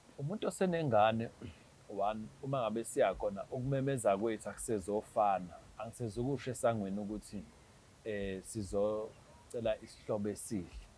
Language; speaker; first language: Zulu; native; Zulu